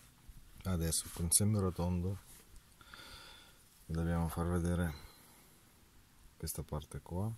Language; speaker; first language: Italian; non-native, fluent; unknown